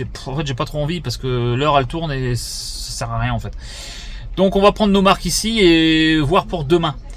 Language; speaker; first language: French; native; French